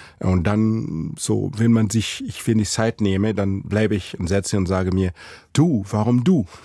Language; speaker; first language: German; non-native, fluent; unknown